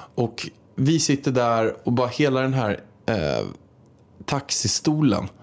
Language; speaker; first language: Swedish; early bilingual, other home language; Spanish